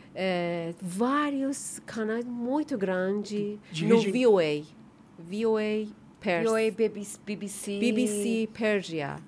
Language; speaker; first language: Portuguese; non-native, fluent; Persian